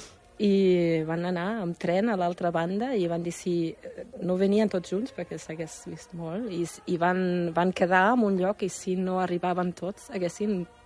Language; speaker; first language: Catalan; non-native, fluent; German